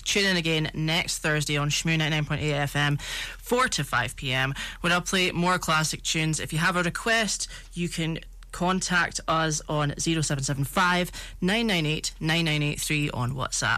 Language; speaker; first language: English; native; English